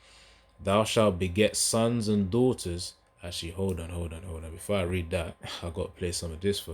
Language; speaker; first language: English; native; English